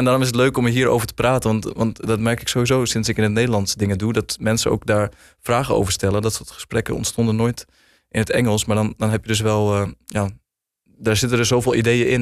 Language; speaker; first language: Dutch; native; Dutch